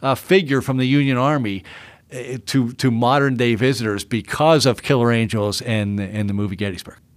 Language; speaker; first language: English; native; English